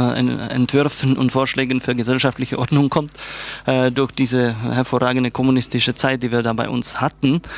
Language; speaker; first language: German; non-native, fluent; Czech